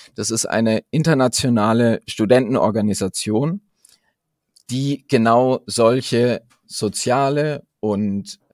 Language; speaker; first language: German; native; German